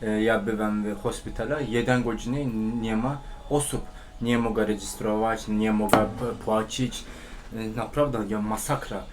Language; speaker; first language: Polish; non-native, learner; Turkish